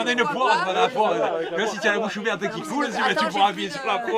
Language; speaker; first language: French; native; French